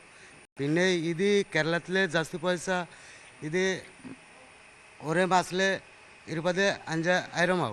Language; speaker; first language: Malayalam; non-native, learner; Bangla